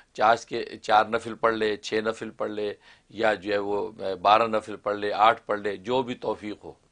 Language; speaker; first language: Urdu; non-native, local second language; Kashmiri